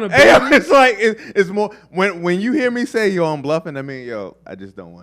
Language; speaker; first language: English; native; English